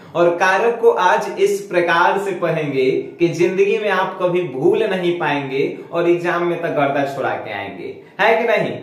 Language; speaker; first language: Hindi; native; Hindi